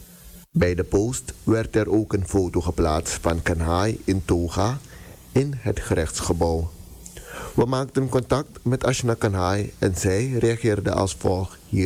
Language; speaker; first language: Dutch; native; Dutch